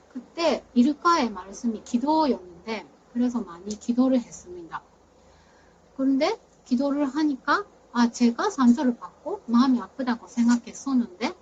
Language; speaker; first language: Korean; non-native, fluent; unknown